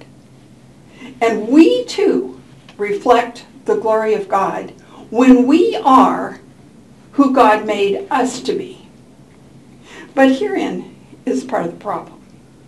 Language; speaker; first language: English; native; English